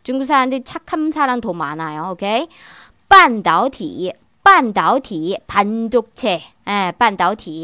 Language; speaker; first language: Korean; non-native, fluent; Chinese